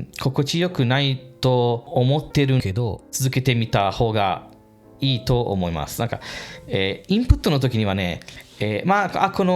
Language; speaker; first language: Japanese; non-native, fluent; English